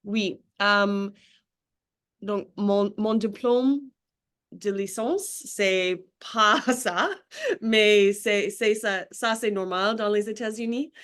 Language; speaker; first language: French; non-native, learner; English